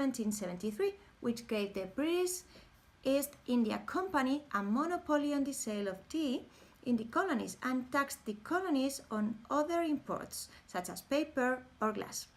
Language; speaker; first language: English; non-native, fluent; Spanish